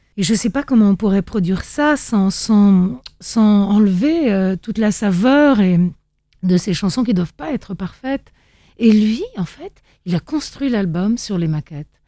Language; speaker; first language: French; early bilingual, other home language; Italian